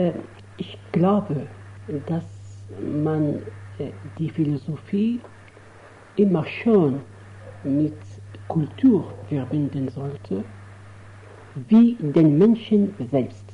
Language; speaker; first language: German; non-native, fluent; Arabic